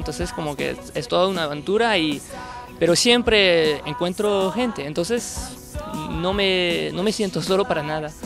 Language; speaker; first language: Spanish; non-native, fluent; French